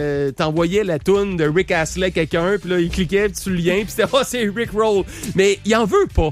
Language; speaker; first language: French; native; French